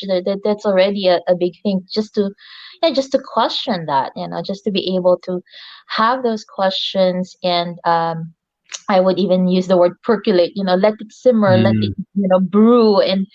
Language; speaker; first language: English; non-native, local second language; Filipino